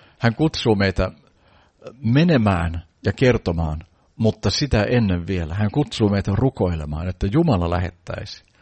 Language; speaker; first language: Finnish; native; Finnish